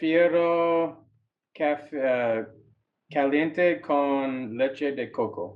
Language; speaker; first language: Spanish; non-native, learner; English